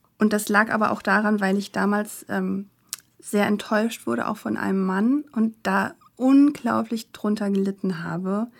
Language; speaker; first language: German; native; German